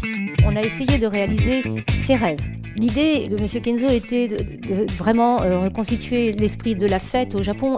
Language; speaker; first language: French; native; French